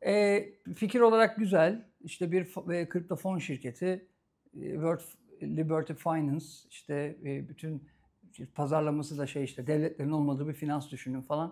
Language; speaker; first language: Turkish; native; Turkish